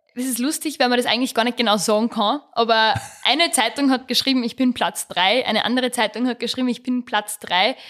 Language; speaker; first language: German; native; German